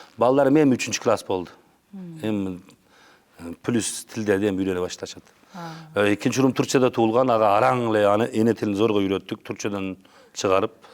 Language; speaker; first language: Kyrgyz; non-native, local second language; Uzbek